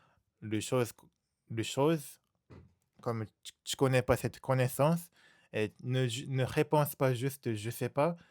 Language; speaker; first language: French; non-native, learner; Japanese